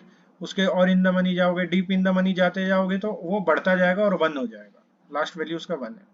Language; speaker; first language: Hindi; native; Hindi